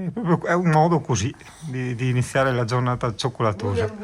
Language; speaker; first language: Italian; native; Italian